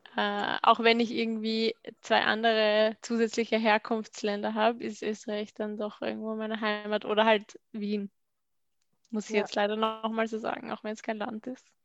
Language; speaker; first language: German; native; German